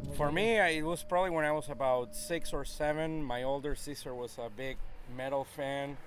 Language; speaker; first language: English; non-native, fluent; Spanish